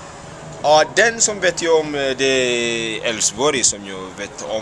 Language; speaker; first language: Swedish; non-native, fluent; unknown